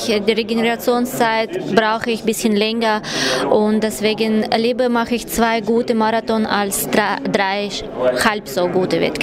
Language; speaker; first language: German; non-native, fluent; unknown